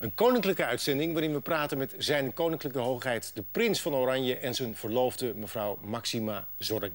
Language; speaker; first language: Dutch; native; Dutch